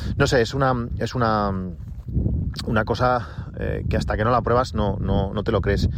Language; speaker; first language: Spanish; native; Spanish